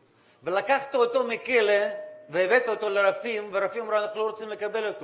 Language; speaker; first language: Hebrew; non-native, fluent; Russian